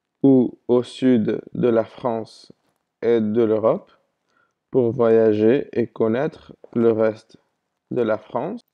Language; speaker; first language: French; non-native, fluent; English